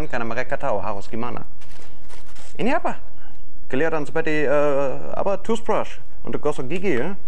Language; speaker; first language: Indonesian; non-native, fluent; German